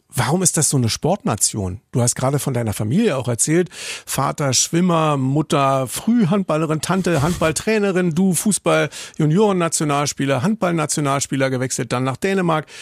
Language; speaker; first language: German; native; German